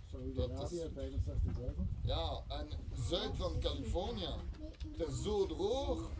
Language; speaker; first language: Dutch; non-native, learner; French